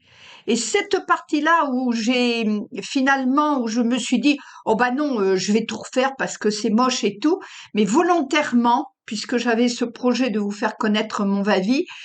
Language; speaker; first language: French; native; French